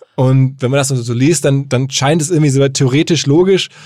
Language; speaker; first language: German; native; German